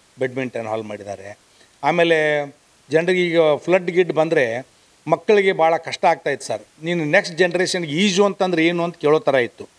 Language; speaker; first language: Kannada; native; Kannada